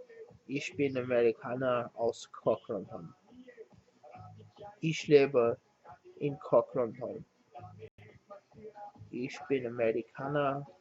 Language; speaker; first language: German; non-native, learner; English